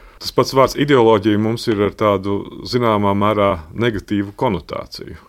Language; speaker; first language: Latvian; native; Latvian